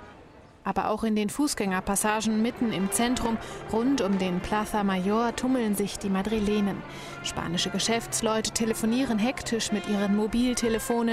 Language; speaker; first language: German; native; German